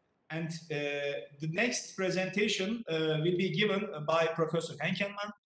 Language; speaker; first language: English; non-native, fluent; Turkish